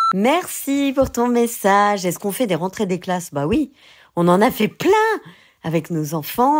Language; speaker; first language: French; native; French